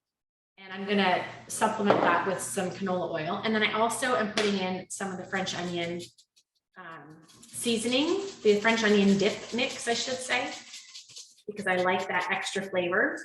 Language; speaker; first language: English; native; English